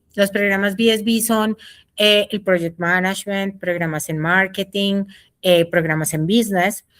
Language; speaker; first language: Spanish; native; Spanish